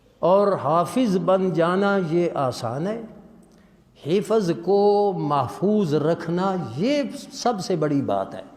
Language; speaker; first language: Urdu; non-native, local second language; Punjabi